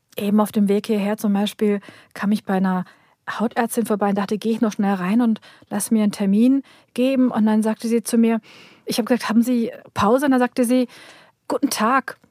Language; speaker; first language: German; early bilingual, other home language; Turkish